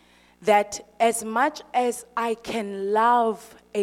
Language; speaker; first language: English; non-native, local second language; Xhosa